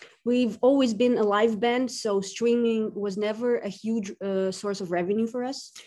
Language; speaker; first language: English; non-native, fluent; Russian